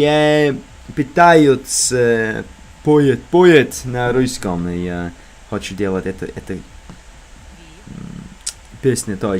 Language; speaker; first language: Russian; non-native, learner; English